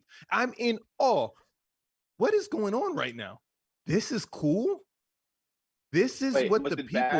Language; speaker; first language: English; native; English